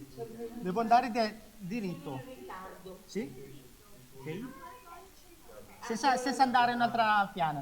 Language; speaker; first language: Italian; non-native, learner; Filipino